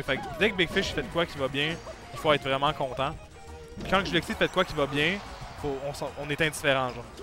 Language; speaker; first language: French; native; French